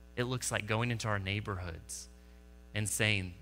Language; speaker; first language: English; native; English